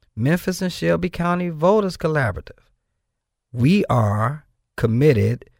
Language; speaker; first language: English; native; English